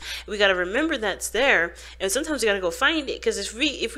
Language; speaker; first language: English; native; English